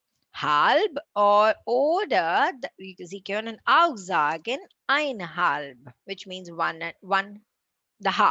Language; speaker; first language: German; non-native, learner; Tamil